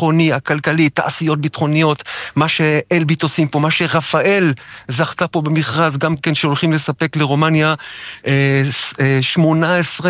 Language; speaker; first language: Hebrew; native; Hebrew